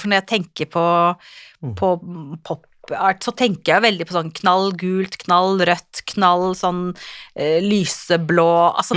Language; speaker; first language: Norwegian; native; Norwegian